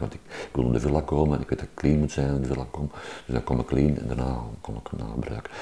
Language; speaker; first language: Dutch; native; Dutch